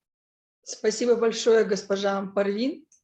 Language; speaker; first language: Russian; native; Russian